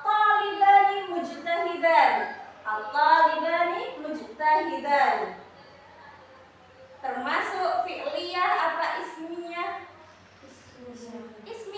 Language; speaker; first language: Arabic; non-native, fluent; Indonesian